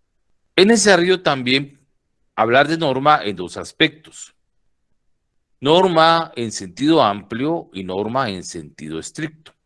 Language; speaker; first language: Spanish; native; Spanish